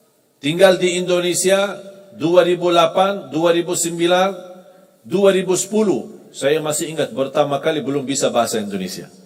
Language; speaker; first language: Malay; non-native, fluent; Arabic